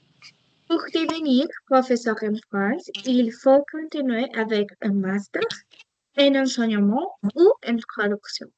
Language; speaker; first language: French; non-native, learner; Spanish